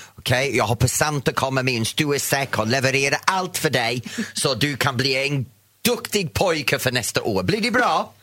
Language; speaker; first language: Swedish; non-native, fluent; English